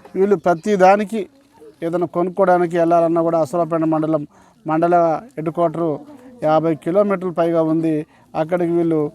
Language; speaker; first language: Telugu; non-native, local second language; Koya